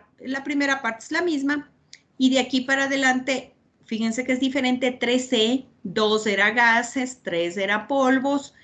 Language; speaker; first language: Spanish; native; Spanish